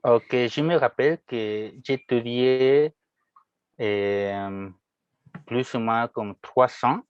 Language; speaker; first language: French; non-native, fluent; Spanish